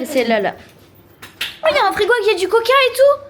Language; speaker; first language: French; native; French